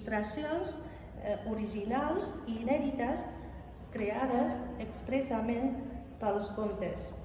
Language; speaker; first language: Catalan; non-native, fluent; Chinese